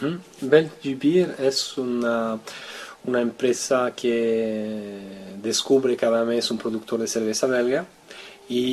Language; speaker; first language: Spanish; non-native, fluent; French